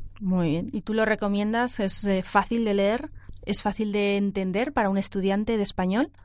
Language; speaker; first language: Spanish; native; Spanish